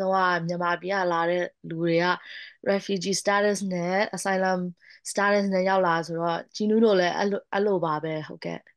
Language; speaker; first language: Burmese; non-native, local second language; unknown